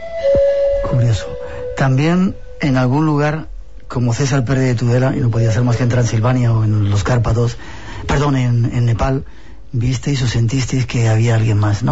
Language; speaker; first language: Spanish; native; Spanish